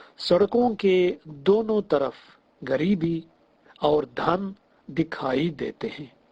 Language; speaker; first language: Hindi; non-native, fluent; Russian